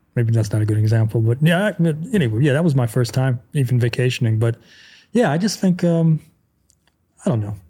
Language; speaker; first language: English; native; English